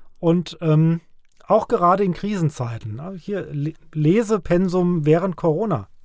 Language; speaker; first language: German; native; German